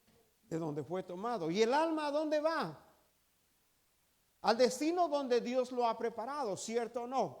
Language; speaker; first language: Spanish; native; Spanish